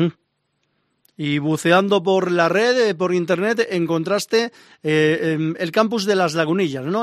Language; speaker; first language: Spanish; native; Spanish